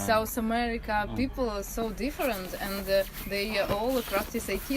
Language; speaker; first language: English; non-native, learner; Russian